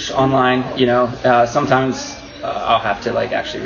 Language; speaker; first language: English; native; English